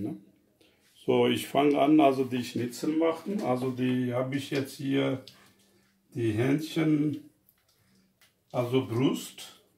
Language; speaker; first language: German; non-native, learner; Urdu